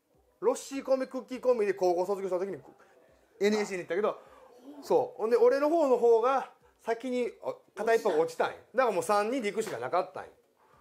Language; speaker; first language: Japanese; native; Japanese